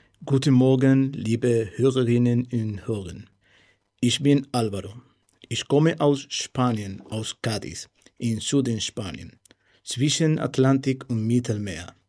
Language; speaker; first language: German; non-native, learner; Spanish